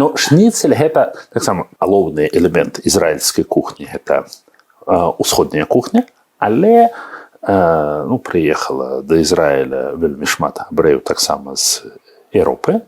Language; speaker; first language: Belarusian; non-native, learner; Russian